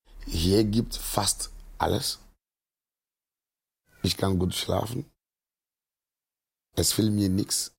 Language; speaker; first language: German; non-native, learner; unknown